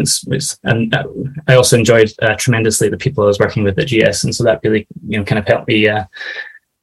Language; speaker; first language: English; native; English